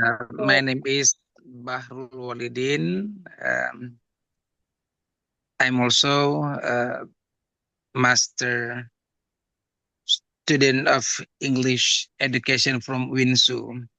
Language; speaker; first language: English; non-native, fluent; Indonesian